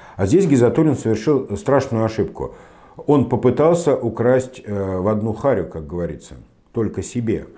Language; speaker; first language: Russian; native; Russian